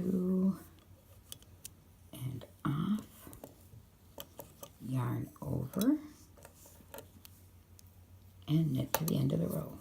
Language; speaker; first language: English; native; English